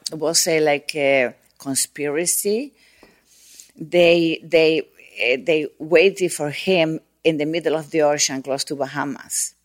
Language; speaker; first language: English; non-native, learner; Spanish